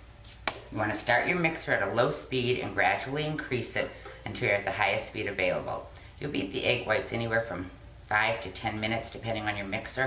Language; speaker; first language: English; native; English